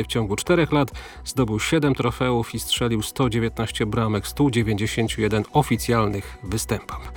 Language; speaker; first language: Polish; native; Polish